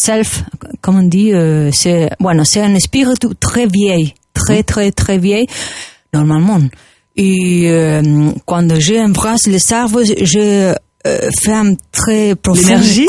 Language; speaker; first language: French; non-native, learner; Spanish